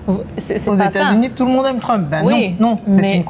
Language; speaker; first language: French; native; French